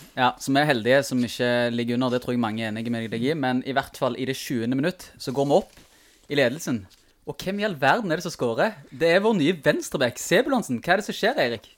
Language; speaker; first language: Norwegian; native; Norwegian